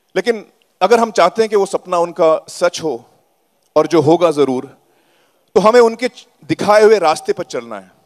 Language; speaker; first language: Hindi; native; Hindi